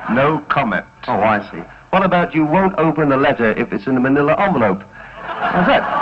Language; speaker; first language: English; native; English